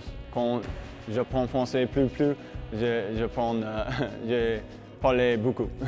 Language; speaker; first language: French; non-native, learner; English